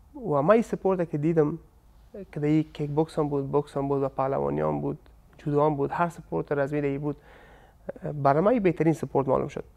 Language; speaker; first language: Persian; native; Persian